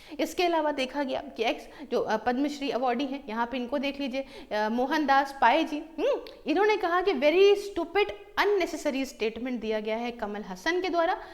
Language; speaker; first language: Hindi; native; Hindi